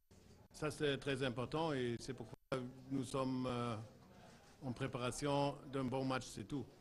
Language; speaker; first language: French; non-native, fluent; German